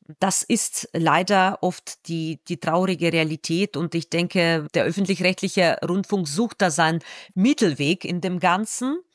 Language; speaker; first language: German; non-native, fluent; Russian